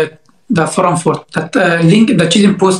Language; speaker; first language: German; non-native, learner; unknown